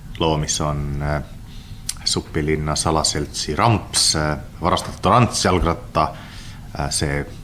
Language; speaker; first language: Estonian; non-native, fluent; Finnish